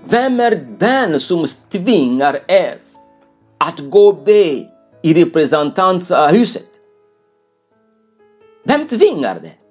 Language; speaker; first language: Swedish; non-native, fluent; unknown